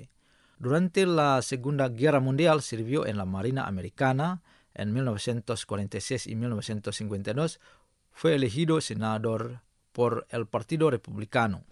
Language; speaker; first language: Spanish; non-native, fluent; Indonesian